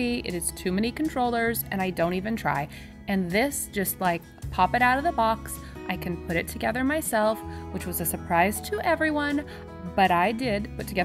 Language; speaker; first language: English; native; English